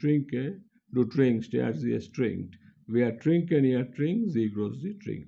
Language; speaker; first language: German; non-native, fluent; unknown